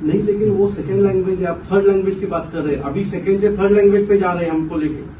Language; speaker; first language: Hindi; non-native, local second language; Marathi